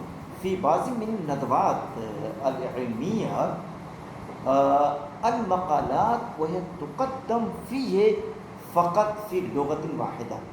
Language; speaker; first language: Arabic; non-native, fluent; Urdu